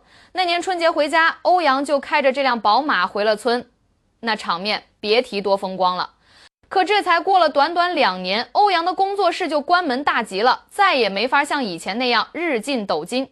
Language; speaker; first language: Chinese; native; Chinese